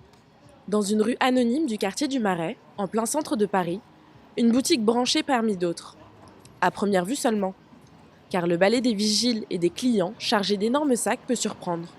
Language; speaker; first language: French; native; French